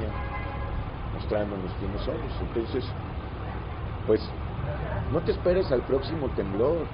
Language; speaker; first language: Spanish; native; Spanish